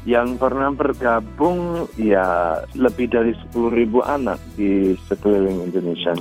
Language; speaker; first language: Indonesian; early bilingual, other home language; English